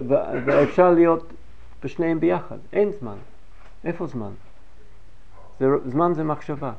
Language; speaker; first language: Hebrew; non-native, fluent; English